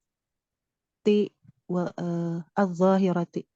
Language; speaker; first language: Arabic; non-native, learner; Indonesian